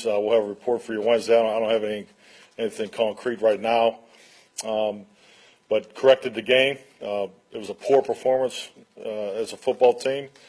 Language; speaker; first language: English; native; English